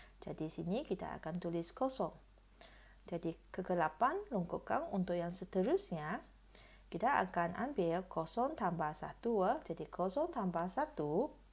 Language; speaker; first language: Malay; non-native, local second language; Chinese